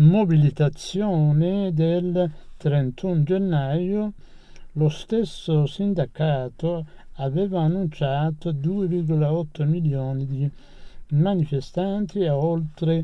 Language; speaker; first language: Italian; non-native, fluent; Persian